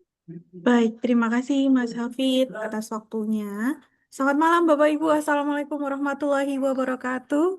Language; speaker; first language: Indonesian; native; Indonesian